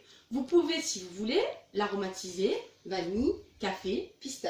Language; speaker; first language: French; native; French